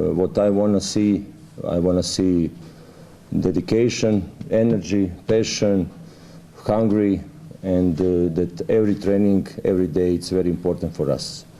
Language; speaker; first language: English; non-native, fluent; Croatian